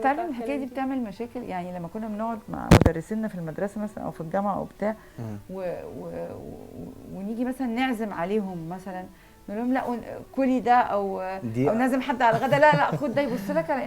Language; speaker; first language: Arabic; native; Arabic